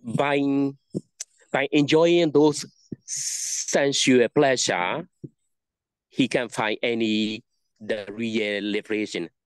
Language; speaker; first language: English; non-native, learner; Burmese